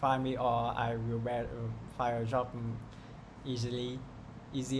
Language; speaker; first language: English; non-native, learner; Vietnamese